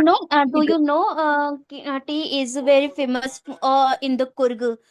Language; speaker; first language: English; non-native, learner; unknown